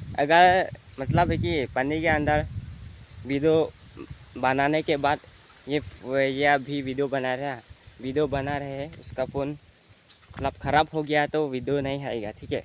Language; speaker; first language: Hindi; non-native, local second language; Karbi